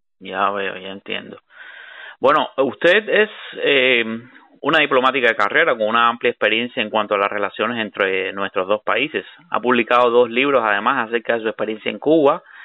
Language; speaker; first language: Spanish; native; Spanish